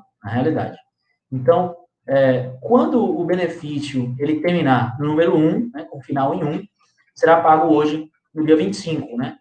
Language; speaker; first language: Portuguese; native; Portuguese